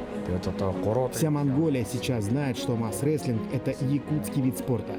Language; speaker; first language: Russian; non-native, fluent; Mongolian